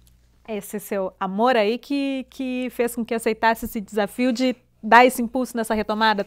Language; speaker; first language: Portuguese; native; Portuguese